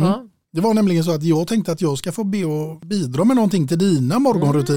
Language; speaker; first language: Swedish; native; Swedish